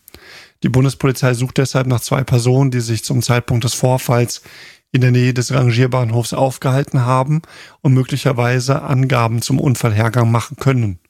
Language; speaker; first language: German; native; German